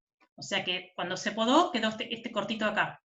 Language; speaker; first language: Spanish; native; Spanish